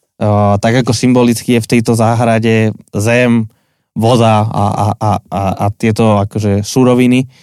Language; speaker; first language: Slovak; non-native, fluent; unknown